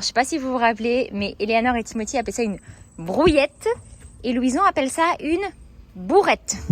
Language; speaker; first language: French; native; French